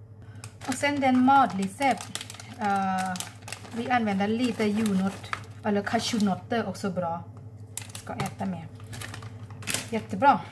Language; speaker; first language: Swedish; non-native, learner; Thai